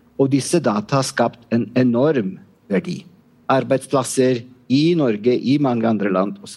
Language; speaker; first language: Norwegian; non-native, fluent; Italian